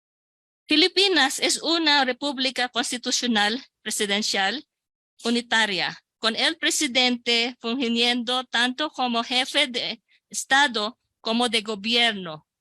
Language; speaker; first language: Spanish; non-native, local second language; Filipino